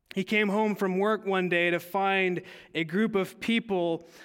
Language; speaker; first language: English; native; English